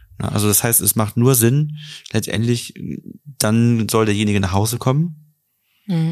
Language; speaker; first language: German; native; German